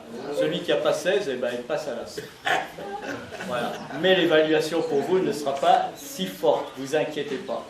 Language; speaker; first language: French; native; French